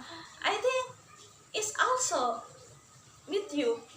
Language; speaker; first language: English; non-native, learner; Indonesian